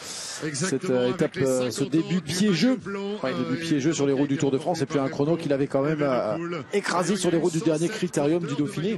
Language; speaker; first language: French; native; French